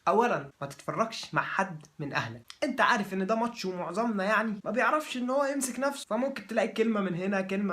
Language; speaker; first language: Arabic; native; Arabic